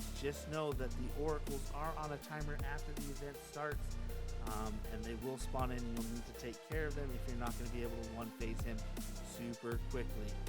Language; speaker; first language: English; native; English